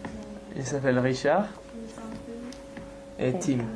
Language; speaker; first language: French; non-native, fluent; English